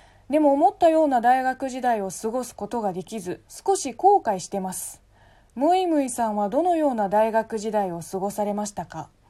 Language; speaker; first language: Japanese; non-native, fluent; Chinese